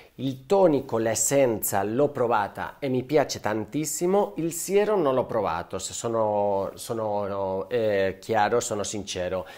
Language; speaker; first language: Italian; non-native, fluent; Spanish